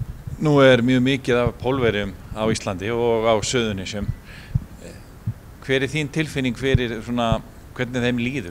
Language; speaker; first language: Icelandic; native; Icelandic